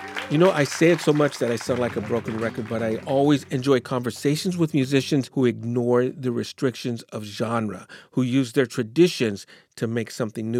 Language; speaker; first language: English; native; English